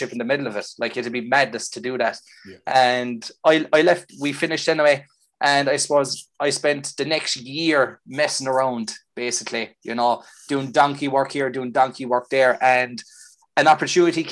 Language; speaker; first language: English; native; English